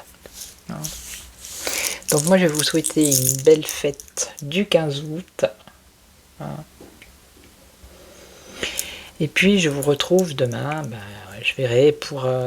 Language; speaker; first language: French; native; French